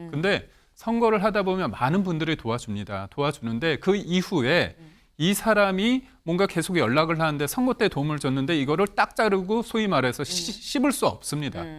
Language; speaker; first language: Korean; native; Korean